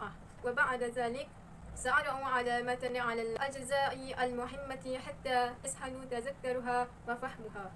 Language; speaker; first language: Arabic; non-native, learner; Malay